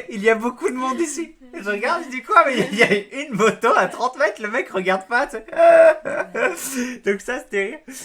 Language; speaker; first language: French; native; French